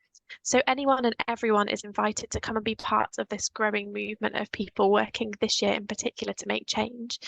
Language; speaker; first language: English; native; English